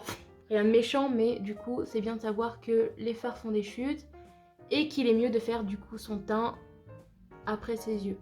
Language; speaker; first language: French; native; French